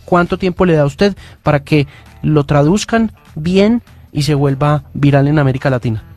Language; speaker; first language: Spanish; native; Spanish